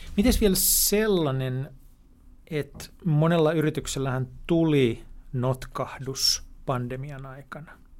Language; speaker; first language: Finnish; native; Finnish